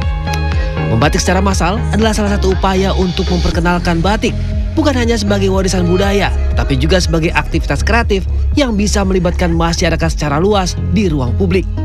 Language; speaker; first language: Indonesian; native; Indonesian